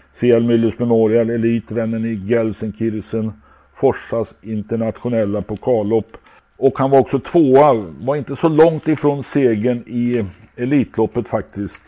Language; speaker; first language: Swedish; native; Swedish